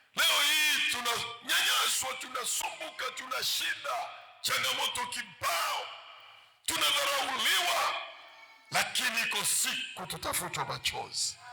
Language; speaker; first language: Swahili; native; Swahili